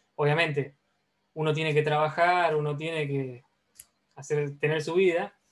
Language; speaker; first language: Spanish; native; Spanish